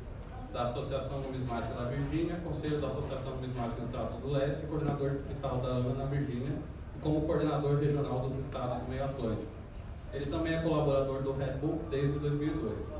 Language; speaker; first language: Portuguese; native; Portuguese